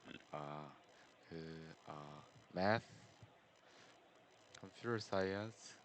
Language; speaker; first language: English; non-native, learner; Korean